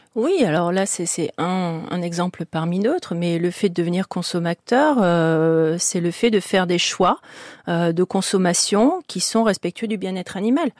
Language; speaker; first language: French; native; French